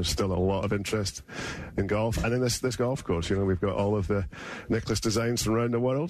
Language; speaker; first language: English; native; English